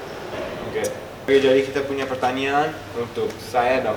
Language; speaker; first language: Indonesian; non-native, local second language; English